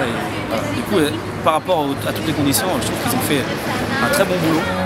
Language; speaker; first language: French; native; French